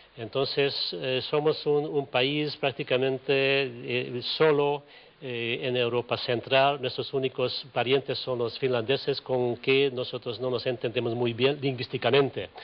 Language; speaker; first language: Spanish; non-native, fluent; Hungarian